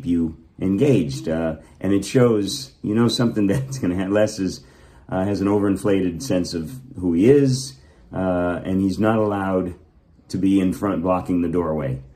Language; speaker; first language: English; native; English